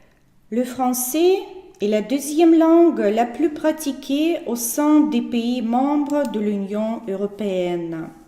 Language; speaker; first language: French; non-native, fluent; Russian